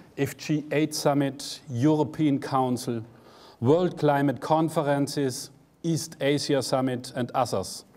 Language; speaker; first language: English; non-native, fluent; German